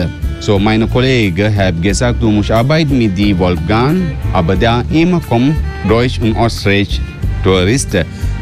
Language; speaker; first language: German; non-native, learner; Sinhala